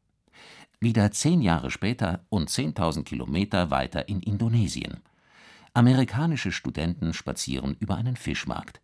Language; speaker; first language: German; native; German